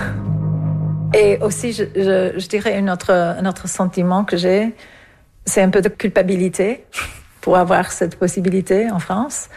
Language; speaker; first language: French; non-native, fluent; English